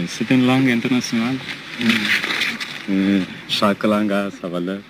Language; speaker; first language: French; non-native, local second language; Telugu